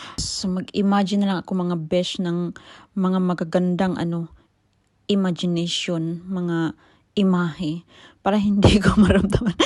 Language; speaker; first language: Filipino; non-native, local second language; Cebuano